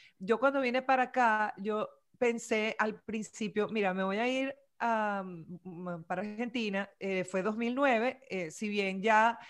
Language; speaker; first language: Spanish; native; Spanish